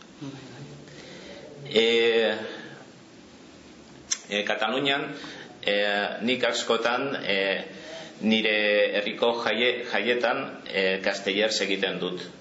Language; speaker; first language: Basque; non-native, learner; Catalan